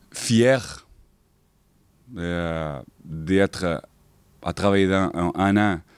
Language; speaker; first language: French; non-native, fluent; Portuguese